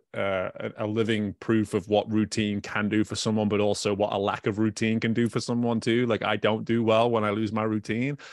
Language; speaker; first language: English; native; English